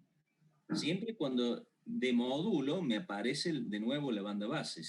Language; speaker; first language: Spanish; native; Spanish